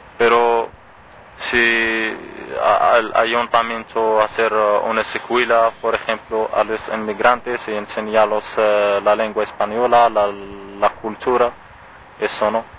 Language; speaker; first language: Spanish; non-native, learner; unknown